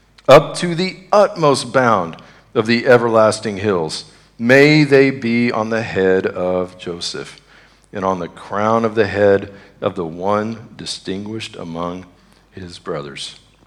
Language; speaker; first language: English; native; English